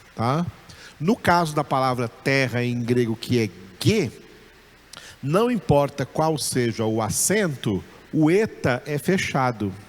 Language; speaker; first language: Portuguese; native; Portuguese